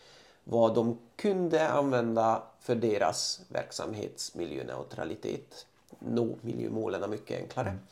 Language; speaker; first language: Swedish; non-native, fluent; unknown